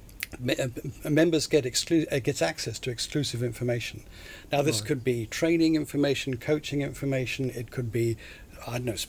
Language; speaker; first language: English; native; English